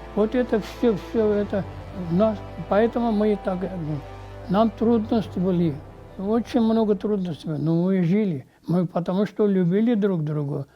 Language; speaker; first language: Russian; non-native, local second language; Armenian